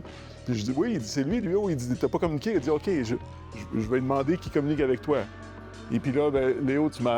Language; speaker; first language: French; native; French